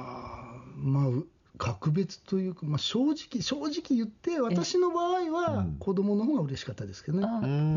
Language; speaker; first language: Japanese; native; Japanese